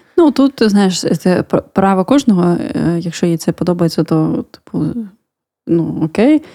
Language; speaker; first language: Ukrainian; native; Ukrainian